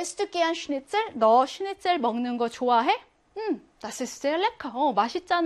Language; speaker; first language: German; non-native, fluent; Korean